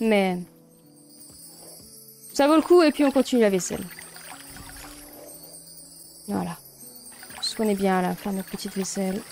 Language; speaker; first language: French; native; French